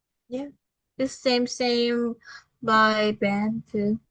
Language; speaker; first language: English; non-native, learner; Vietnamese